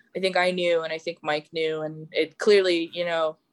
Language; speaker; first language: English; native; English